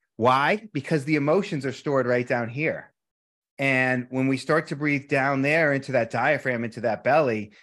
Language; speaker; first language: English; native; English